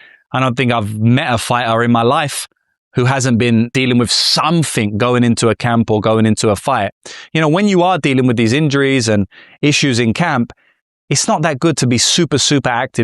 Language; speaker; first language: English; native; English